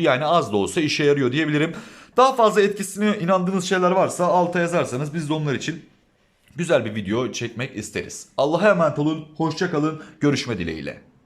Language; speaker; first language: Turkish; native; Turkish